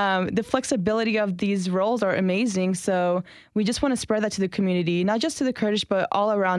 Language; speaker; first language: English; early bilingual, other home language; Kurdish